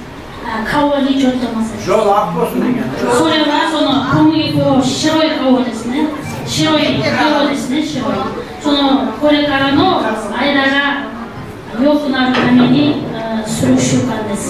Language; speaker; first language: Japanese; non-native, fluent; Kazakh